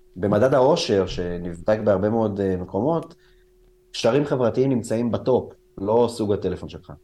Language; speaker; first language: Hebrew; native; Hebrew